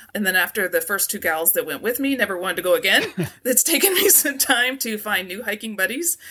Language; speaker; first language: English; native; English